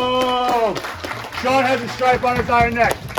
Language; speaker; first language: English; native; English